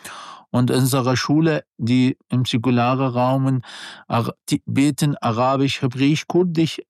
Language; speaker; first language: German; non-native, learner; Arabic